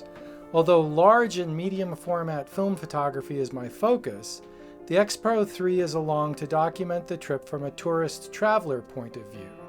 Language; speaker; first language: English; native; English